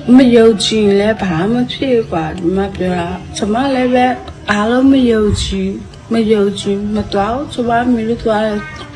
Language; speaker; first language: Burmese; non-native, local second language; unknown